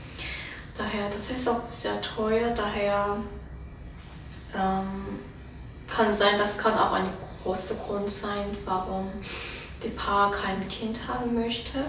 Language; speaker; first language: German; non-native, fluent; Korean